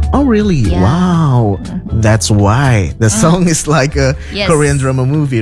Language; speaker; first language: English; non-native, learner; Indonesian